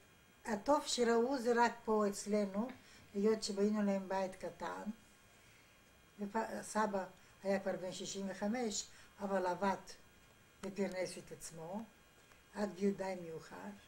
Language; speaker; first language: Hebrew; non-native, fluent; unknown